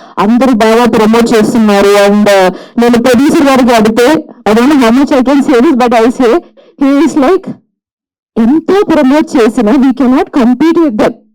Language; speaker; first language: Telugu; non-native, local second language; Malayalam